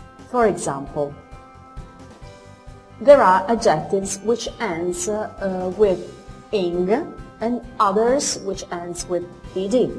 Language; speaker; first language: English; non-native, fluent; Italian